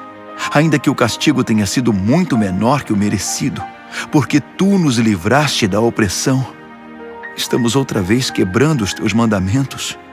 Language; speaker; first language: Portuguese; native; Portuguese